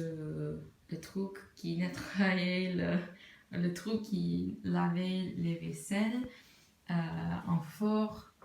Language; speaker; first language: French; non-native, learner; English